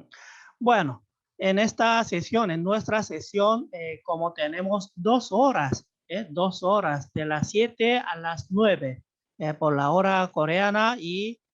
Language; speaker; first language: Spanish; non-native, fluent; Korean